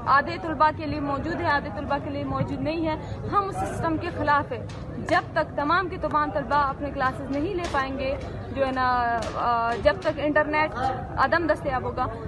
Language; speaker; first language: Urdu; non-native, local second language; Baluchi